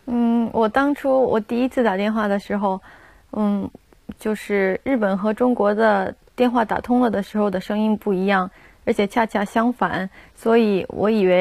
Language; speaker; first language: Chinese; non-native, fluent; Japanese